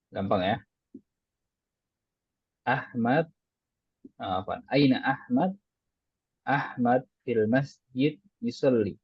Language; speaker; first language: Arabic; non-native, fluent; Indonesian